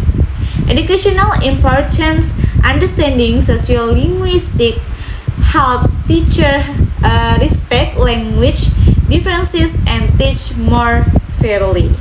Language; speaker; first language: English; non-native, local second language; Indonesian